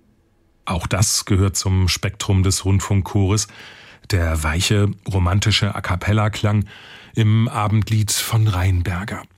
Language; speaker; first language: German; native; German